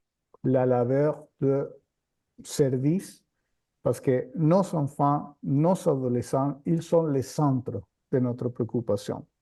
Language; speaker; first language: French; non-native, fluent; Spanish